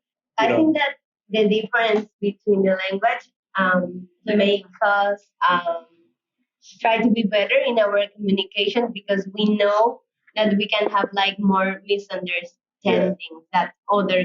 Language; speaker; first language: English; non-native, learner; Spanish